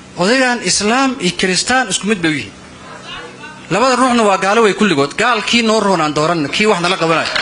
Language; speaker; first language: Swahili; non-native, local second language; Somali